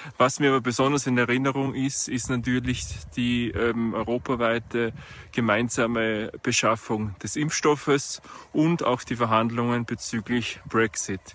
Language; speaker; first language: German; native; German